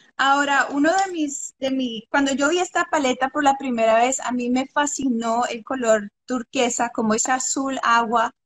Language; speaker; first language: Spanish; early bilingual, other home language; English